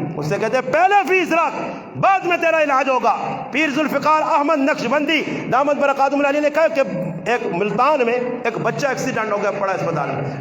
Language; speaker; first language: Urdu; non-native, local second language; Punjabi